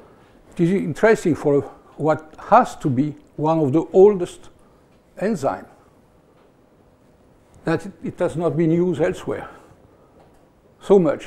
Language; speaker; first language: English; non-native, fluent; French